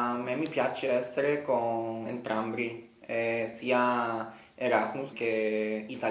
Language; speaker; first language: Italian; non-native, learner; Spanish